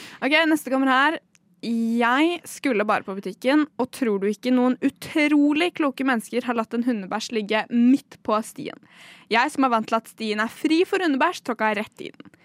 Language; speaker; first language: Norwegian; native; Norwegian